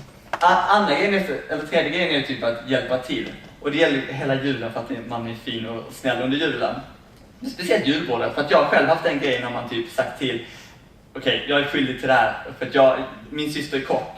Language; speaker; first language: Swedish; native; Swedish